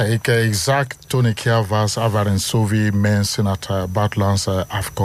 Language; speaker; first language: Dutch; non-native, fluent; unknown